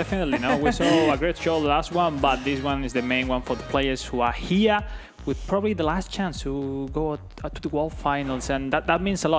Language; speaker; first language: English; non-native, fluent; Spanish